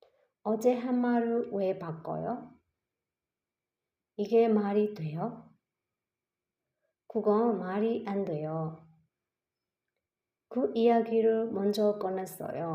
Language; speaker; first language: Korean; non-native, fluent; Burmese